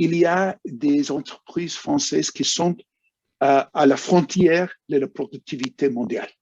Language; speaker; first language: French; non-native, fluent; English